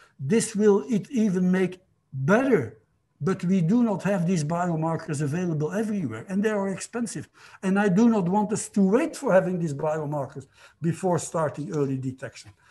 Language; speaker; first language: English; non-native, fluent; Dutch